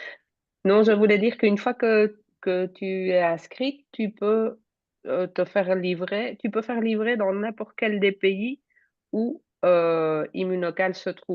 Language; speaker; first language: French; native; French